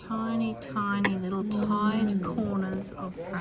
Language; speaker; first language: English; native; English